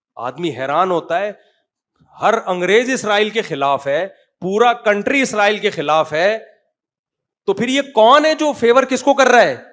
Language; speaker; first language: Urdu; native; Urdu